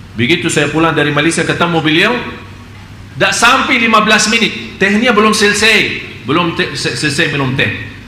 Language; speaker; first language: Indonesian; non-native, fluent; Arabic